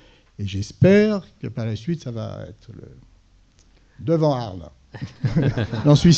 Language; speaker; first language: French; native; French